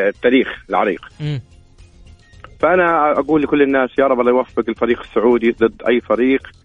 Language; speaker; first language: Arabic; native; Arabic